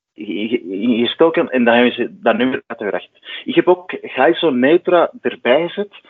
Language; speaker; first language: Dutch; non-native, fluent; Spanish